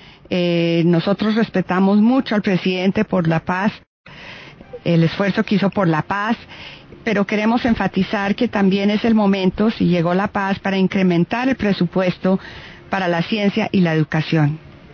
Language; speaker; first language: Spanish; native; Spanish